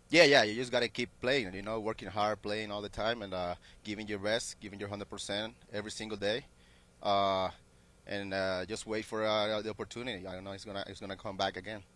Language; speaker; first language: English; non-native, learner; Spanish